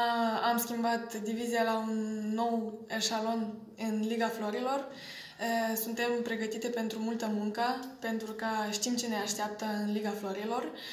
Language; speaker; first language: Romanian; non-native, fluent; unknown